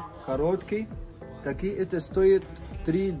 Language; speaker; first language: Russian; non-native, learner; Arabic